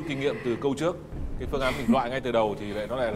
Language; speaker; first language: Vietnamese; native; Vietnamese